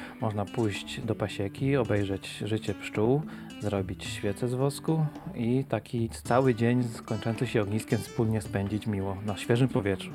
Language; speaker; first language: Polish; native; Polish